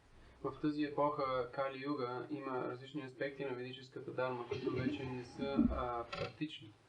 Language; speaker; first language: Bulgarian; native; Bulgarian